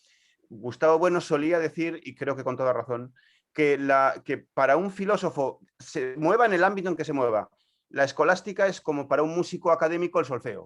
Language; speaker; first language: Spanish; native; Spanish